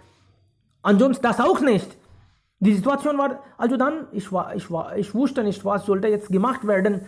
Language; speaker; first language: German; non-native, fluent; Hindi